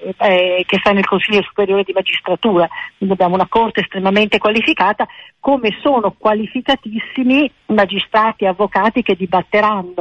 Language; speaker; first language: Italian; native; Italian